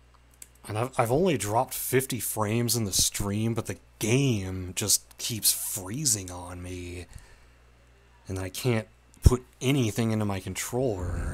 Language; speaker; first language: English; native; English